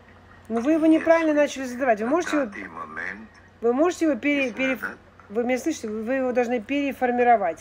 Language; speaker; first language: Russian; native; Russian